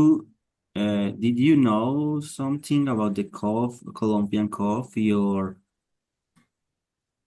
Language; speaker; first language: English; non-native, learner; Spanish